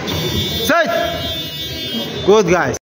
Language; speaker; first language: German; non-native, learner; Russian